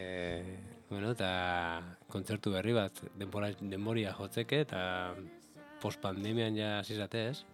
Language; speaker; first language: Basque; native; Basque